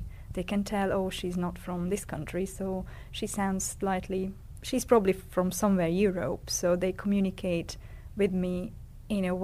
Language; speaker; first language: English; non-native, fluent; Hungarian